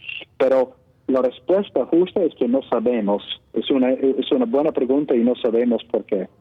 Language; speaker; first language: Spanish; non-native, fluent; Italian